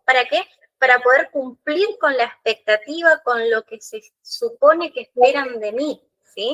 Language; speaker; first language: Spanish; native; Spanish